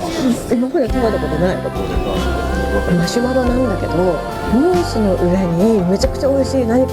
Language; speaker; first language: Japanese; native; Japanese